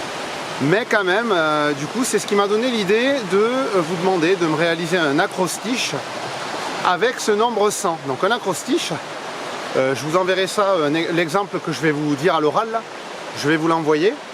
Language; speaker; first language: French; native; French